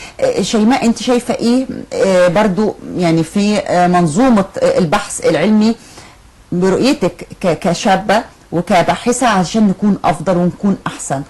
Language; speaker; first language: Arabic; native; Arabic